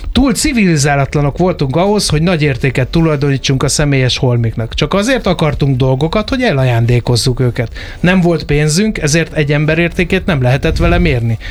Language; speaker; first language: Hungarian; native; Hungarian